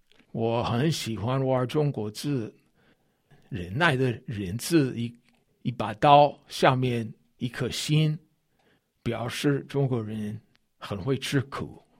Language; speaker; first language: Chinese; non-native, fluent; English